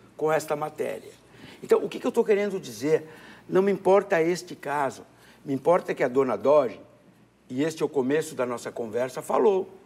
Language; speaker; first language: Portuguese; native; Portuguese